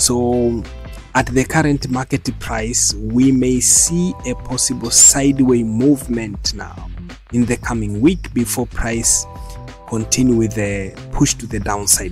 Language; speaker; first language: English; non-native, local second language; Swahili